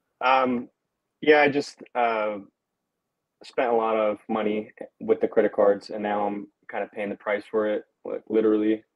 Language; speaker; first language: English; native; English